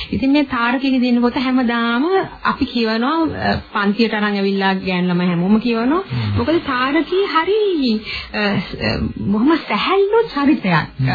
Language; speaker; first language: Sinhala; native; Sinhala